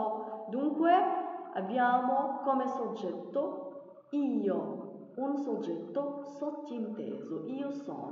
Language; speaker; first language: Italian; non-native, fluent; Arabic